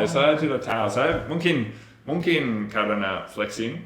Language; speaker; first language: Indonesian; non-native, learner; English